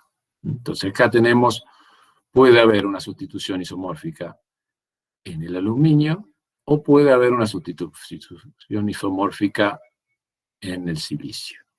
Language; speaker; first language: Spanish; native; Spanish